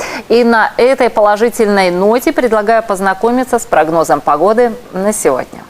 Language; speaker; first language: Russian; native; Russian